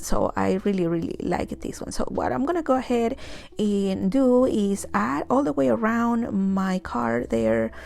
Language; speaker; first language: English; non-native, fluent; Spanish